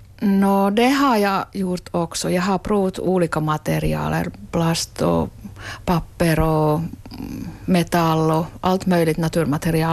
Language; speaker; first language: Swedish; non-native, local second language; Finnish